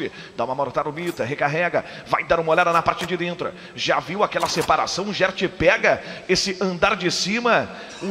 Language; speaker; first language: Portuguese; native; Portuguese